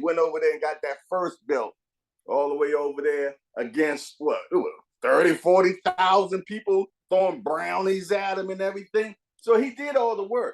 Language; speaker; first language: English; native; English